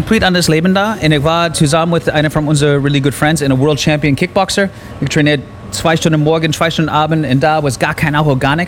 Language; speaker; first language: German; non-native, learner; English